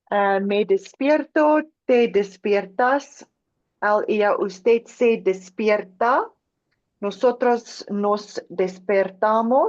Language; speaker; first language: Spanish; non-native, learner; English